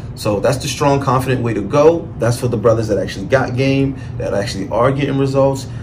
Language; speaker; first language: English; native; English